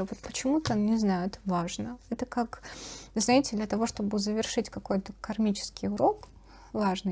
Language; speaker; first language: Russian; native; Russian